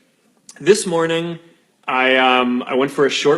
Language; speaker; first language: English; native; English